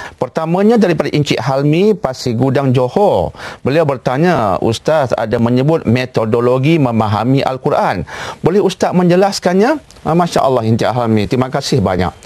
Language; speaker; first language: Malay; native; Malay